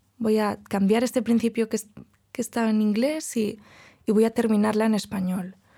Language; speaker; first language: Spanish; non-native, local second language; Catalan